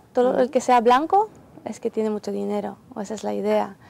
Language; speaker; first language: Spanish; non-native, fluent; Ukrainian